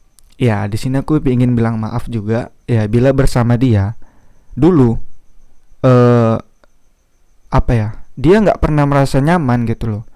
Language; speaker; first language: Indonesian; native; Indonesian